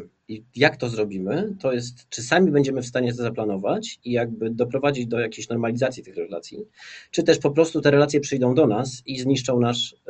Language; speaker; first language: Polish; native; Polish